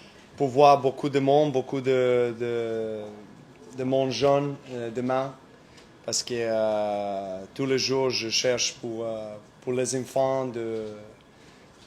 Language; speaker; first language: French; non-native, learner; Serbian